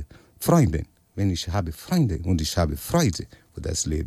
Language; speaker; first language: German; non-native, fluent; Portuguese